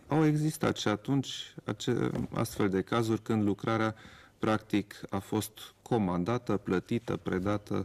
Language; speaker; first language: Romanian; non-native, local second language; German